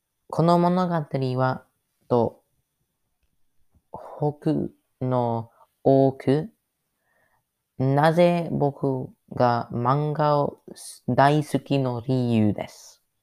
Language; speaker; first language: Japanese; non-native, learner; English